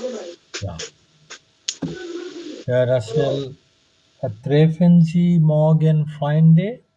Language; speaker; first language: German; non-native, fluent; Bangla